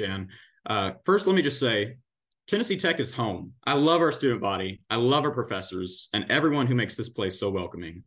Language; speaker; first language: English; native; English